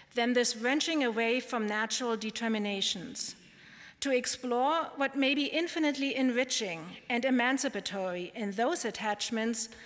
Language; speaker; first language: English; non-native, fluent; German